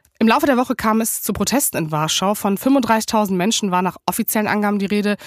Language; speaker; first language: German; native; German